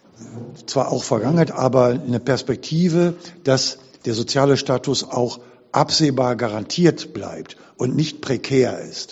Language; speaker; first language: German; native; German